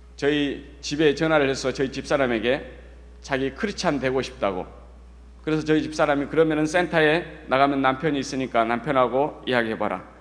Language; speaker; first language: Korean; native; Korean